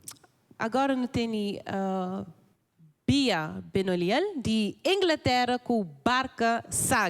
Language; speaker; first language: Portuguese; non-native, learner; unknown